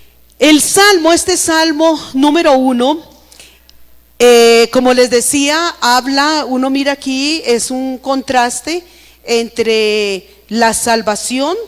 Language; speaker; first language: Spanish; native; Spanish